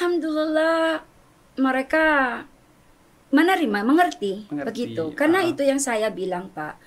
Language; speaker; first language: Indonesian; non-native, fluent; German